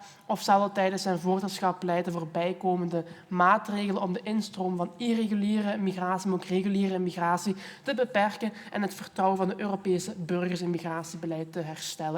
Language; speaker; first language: Dutch; native; Dutch